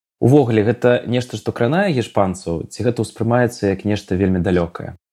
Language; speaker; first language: Belarusian; non-native, local second language; Russian